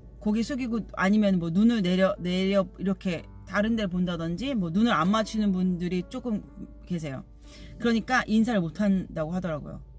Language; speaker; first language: Korean; native; Korean